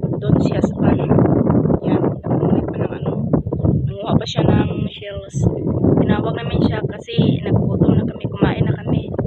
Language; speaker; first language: Filipino; non-native, local second language; Hiligaynon